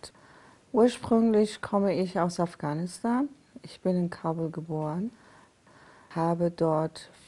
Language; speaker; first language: German; non-native, fluent; Persian